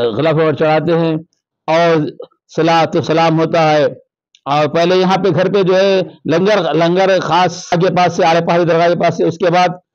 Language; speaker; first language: Urdu; native; Urdu